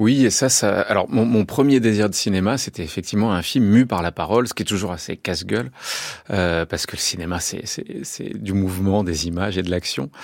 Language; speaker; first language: French; native; French